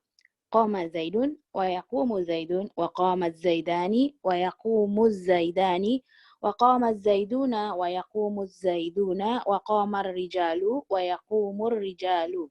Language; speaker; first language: Arabic; non-native, learner; Indonesian